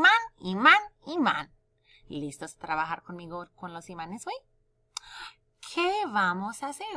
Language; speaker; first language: Spanish; non-native, fluent; English